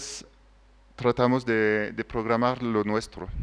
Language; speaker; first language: Spanish; non-native, fluent; French